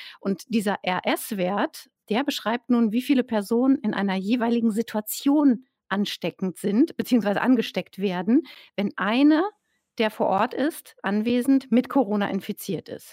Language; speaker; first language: German; native; German